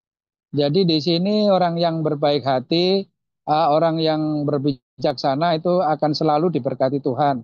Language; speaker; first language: Indonesian; native; Indonesian